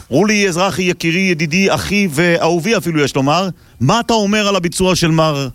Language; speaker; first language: Hebrew; native; Hebrew